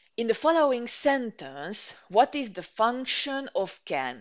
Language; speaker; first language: English; non-native, fluent; Hungarian